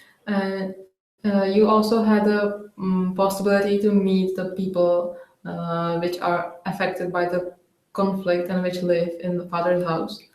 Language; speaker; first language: English; non-native, fluent; Czech